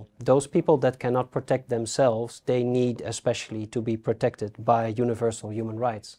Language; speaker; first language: English; non-native, fluent; Dutch